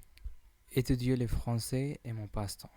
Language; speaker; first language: French; non-native, learner; English